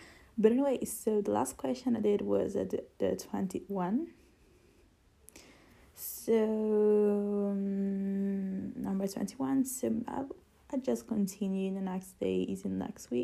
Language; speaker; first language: English; non-native, fluent; Italian